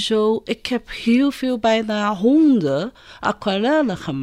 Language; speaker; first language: Dutch; non-native, fluent; Chinese